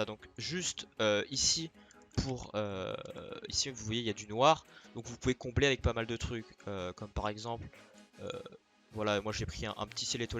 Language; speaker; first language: French; native; French